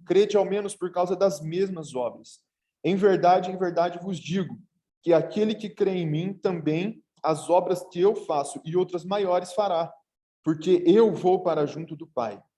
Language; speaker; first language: Portuguese; native; Portuguese